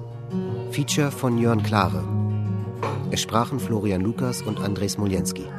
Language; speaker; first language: German; native; German